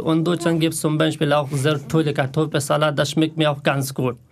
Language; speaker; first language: German; non-native, learner; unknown